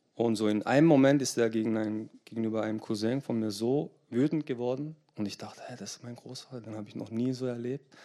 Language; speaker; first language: German; early bilingual, other home language; Turkish